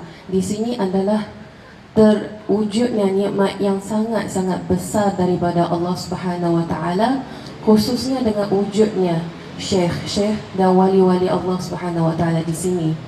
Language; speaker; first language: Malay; non-native, fluent; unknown